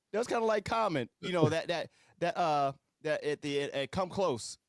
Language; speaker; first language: English; native; English